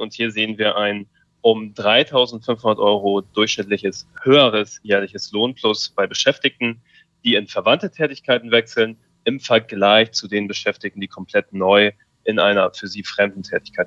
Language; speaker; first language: German; native; German